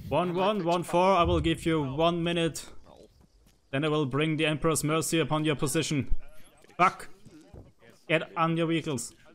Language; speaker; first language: English; non-native, fluent; German